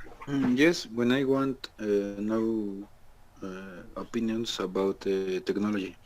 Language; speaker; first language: English; non-native, learner; Spanish